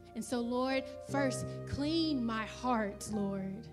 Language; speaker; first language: English; native; English